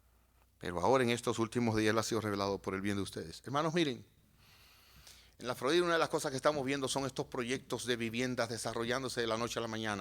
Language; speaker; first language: Spanish; native; Spanish